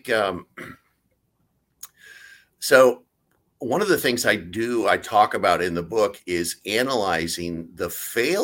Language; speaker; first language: English; native; English